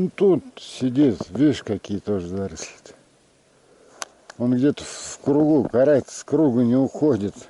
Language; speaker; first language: Russian; native; Russian